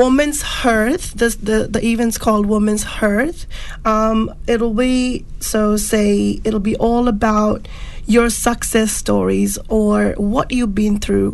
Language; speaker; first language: English; non-native, local second language; Punjabi